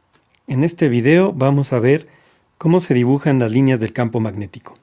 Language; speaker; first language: Spanish; native; Spanish